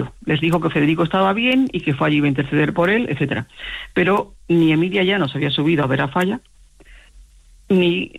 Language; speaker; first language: Spanish; native; Spanish